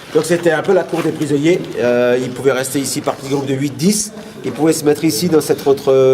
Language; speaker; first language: French; native; French